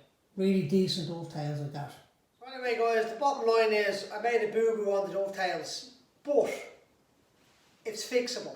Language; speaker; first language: English; native; English